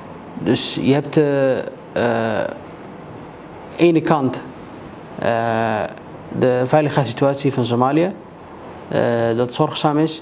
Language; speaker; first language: Dutch; early bilingual, other home language; Somali